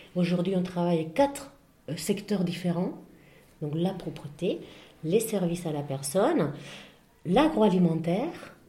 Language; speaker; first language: French; non-native, fluent; Spanish